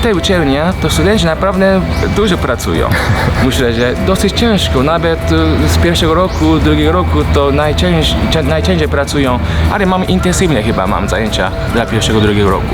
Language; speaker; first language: Polish; non-native, fluent; Japanese